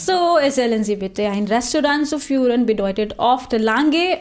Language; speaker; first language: German; non-native, fluent; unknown